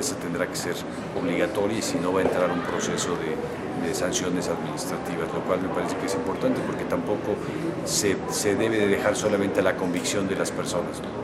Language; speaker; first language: Spanish; native; Spanish